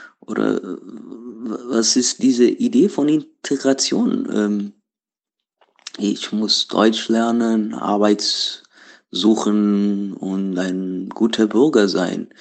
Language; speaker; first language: German; non-native, learner; Portuguese